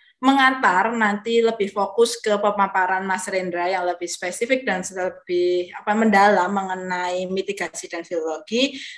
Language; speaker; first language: Indonesian; non-native, local second language; Javanese